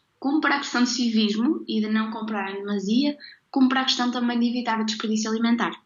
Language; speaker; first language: Portuguese; native; Portuguese